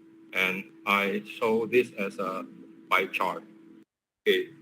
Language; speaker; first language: English; non-native, learner; Indonesian